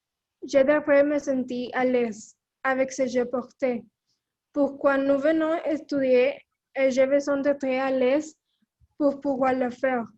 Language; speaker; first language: French; non-native, learner; Spanish